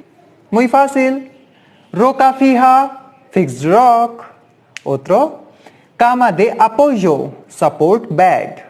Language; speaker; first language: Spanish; non-native, learner; Hindi